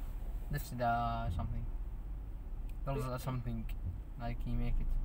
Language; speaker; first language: English; non-native, learner; Arabic